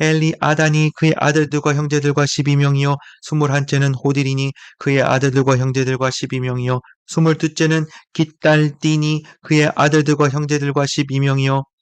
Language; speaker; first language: Korean; native; Korean